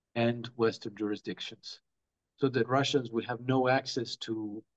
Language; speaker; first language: English; non-native, fluent; Croatian